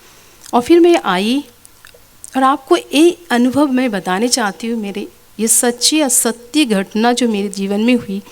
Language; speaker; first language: Hindi; non-native, local second language; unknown